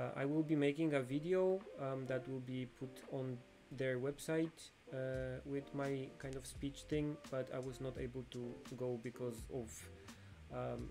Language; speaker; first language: English; non-native, fluent; Polish